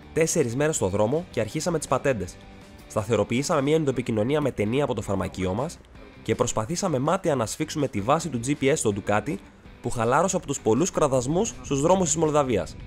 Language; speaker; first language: Greek; native; Greek